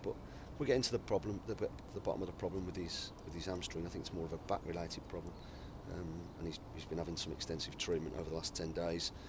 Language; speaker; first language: English; native; English